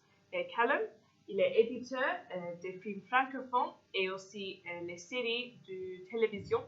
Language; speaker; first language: French; non-native, fluent; English